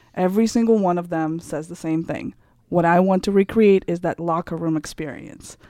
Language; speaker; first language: English; non-native, fluent; Kazakh